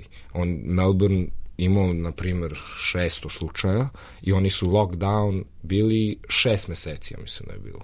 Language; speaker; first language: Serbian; early bilingual, heritage; Serbian